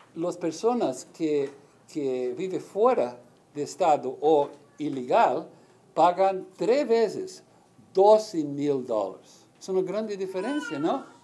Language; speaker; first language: Spanish; early bilingual, heritage; Portuguese